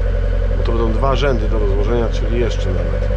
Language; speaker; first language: Polish; native; Polish